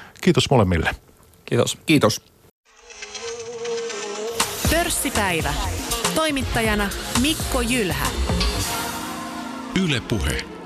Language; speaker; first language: Finnish; native; Finnish